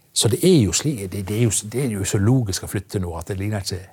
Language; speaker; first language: Norwegian; native; Norwegian